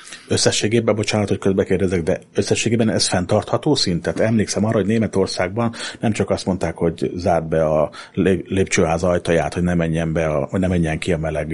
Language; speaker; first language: Hungarian; native; Hungarian